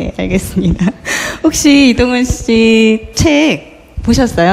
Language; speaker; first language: Korean; native; Korean